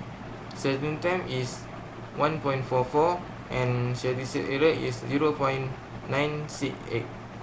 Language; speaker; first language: English; non-native, learner; Malay